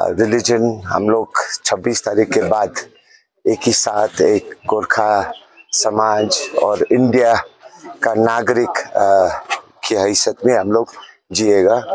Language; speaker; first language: Hindi; non-native, local second language; Nepali